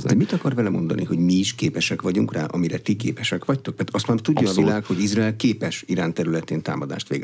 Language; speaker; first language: Hungarian; native; Hungarian